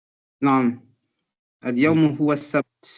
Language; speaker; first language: Arabic; non-native, learner; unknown